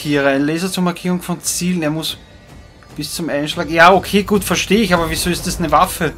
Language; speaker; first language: German; native; German